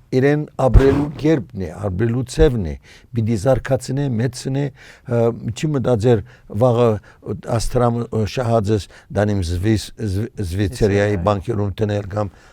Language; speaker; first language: Armenian; early bilingual, heritage; Armenian